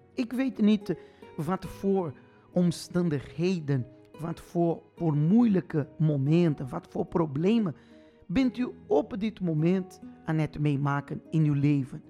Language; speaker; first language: Dutch; non-native, fluent; Portuguese